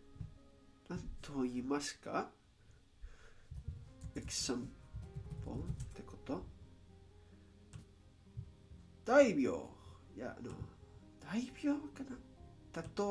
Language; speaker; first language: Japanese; non-native, learner; English